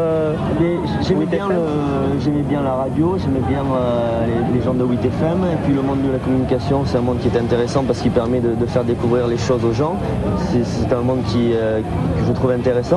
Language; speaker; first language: French; native; French